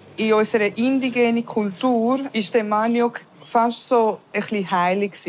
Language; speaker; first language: German; early bilingual, other home language; Spanish